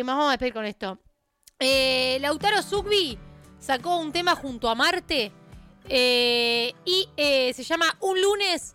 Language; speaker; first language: Spanish; native; Spanish